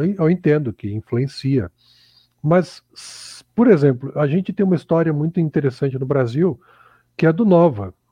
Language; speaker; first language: Portuguese; native; Portuguese